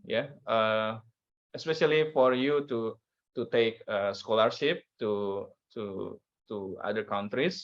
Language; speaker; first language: English; non-native, learner; Indonesian